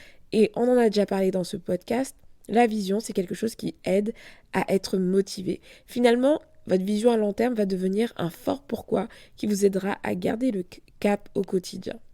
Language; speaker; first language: French; native; French